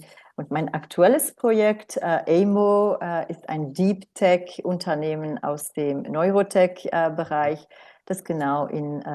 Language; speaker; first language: German; non-native, fluent; Romanian